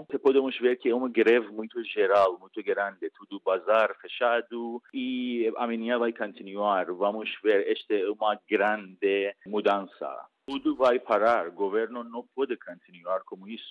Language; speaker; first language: Portuguese; non-native, learner; Persian